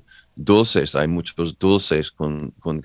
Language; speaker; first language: Spanish; non-native, learner; English